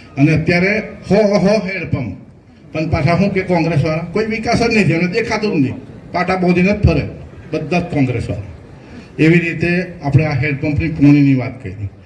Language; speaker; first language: Gujarati; native; Gujarati